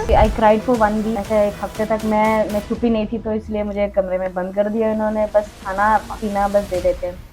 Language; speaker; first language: Hindi; non-native, local second language; Telugu